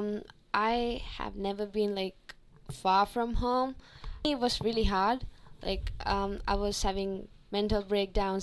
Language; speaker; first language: English; non-native, local second language; Sinhala